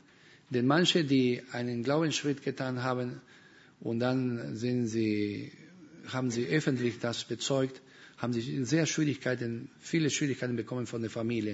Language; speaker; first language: German; non-native, fluent; Spanish